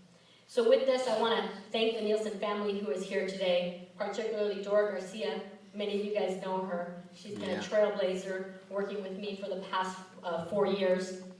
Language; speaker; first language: English; early bilingual, other home language; Spanish